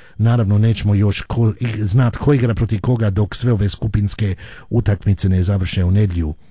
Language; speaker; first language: Croatian; early bilingual, heritage; Croatian